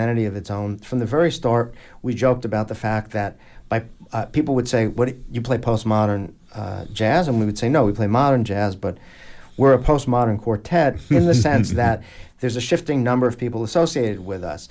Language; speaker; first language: English; native; English